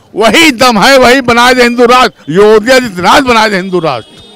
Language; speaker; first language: Hindi; native; Hindi